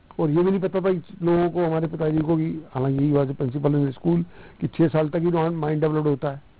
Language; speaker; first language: Hindi; non-native, local second language; Punjabi